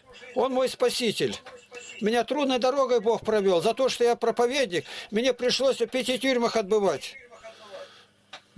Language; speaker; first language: Russian; native; Russian